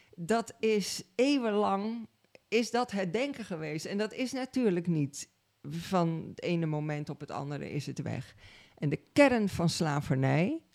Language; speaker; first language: Dutch; native; Dutch